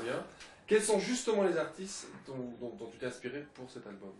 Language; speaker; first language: French; native; French